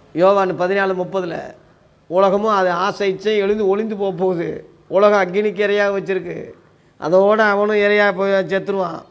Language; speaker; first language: Tamil; non-native, local second language; Telugu